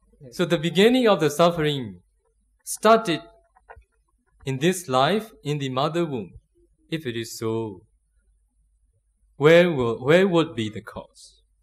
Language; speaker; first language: English; non-native, fluent; Burmese